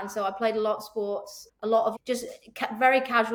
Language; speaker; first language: English; native; English